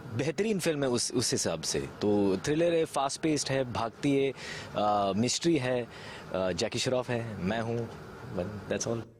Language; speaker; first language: Hindi; native; Hindi